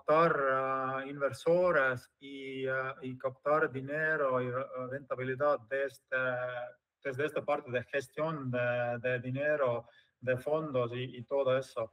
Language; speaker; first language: Spanish; non-native, fluent; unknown